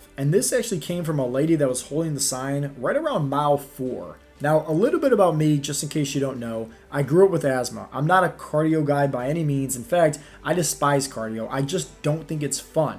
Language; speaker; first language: English; native; English